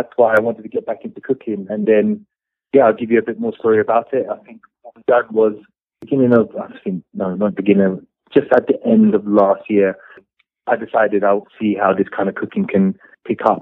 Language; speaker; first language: English; native; English